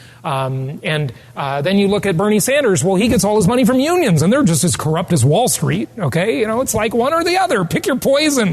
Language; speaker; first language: English; native; English